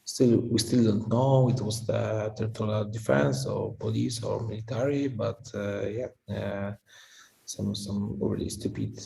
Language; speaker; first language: English; non-native, fluent; Polish